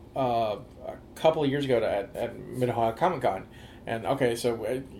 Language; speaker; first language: English; native; English